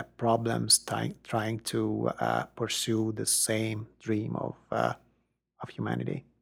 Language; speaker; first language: English; non-native, fluent; Hungarian